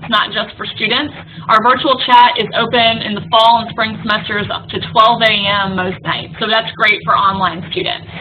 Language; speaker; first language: English; native; English